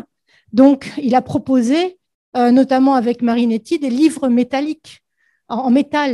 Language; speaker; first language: French; native; French